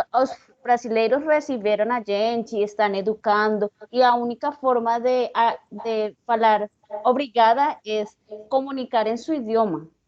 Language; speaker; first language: Portuguese; non-native, learner; Spanish